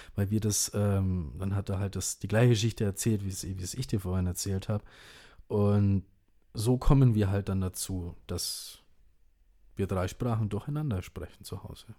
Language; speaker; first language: German; early bilingual, other home language; Indonesian